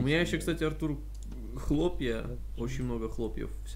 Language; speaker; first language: Russian; native; Russian